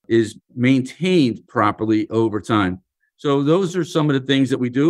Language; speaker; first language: English; native; English